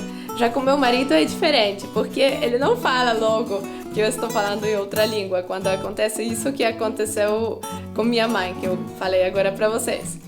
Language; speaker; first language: Portuguese; non-native, fluent; Polish